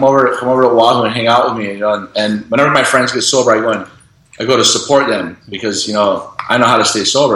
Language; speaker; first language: English; native; English